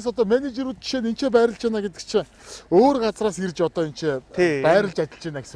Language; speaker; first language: Mongolian; native; Mongolian